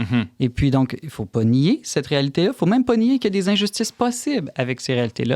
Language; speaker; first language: French; native; French